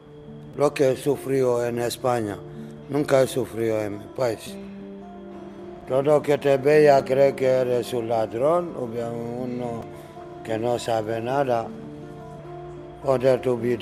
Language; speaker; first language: Spanish; non-native, learner; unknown